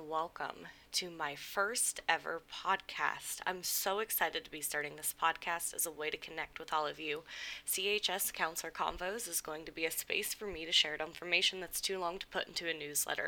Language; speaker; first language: English; native; English